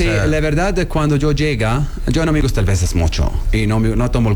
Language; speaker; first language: Spanish; non-native, learner; Arabic